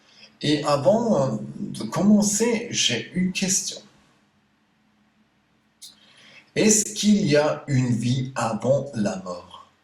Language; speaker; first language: French; non-native, learner; German